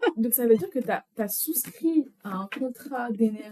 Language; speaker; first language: French; native; French